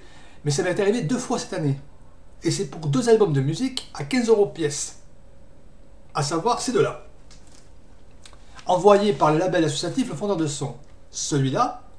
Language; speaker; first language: French; native; French